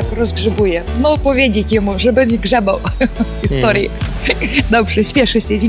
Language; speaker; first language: Polish; non-native, learner; Ukrainian